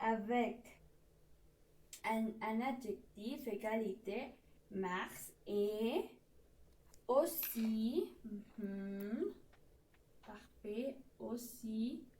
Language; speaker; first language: French; non-native, learner; Spanish